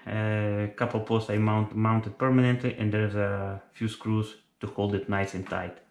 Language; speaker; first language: English; non-native, fluent; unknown